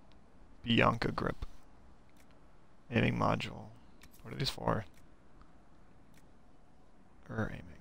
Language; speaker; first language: English; native; English